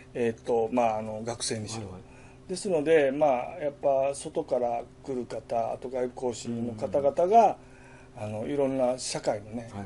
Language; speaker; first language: Japanese; native; Japanese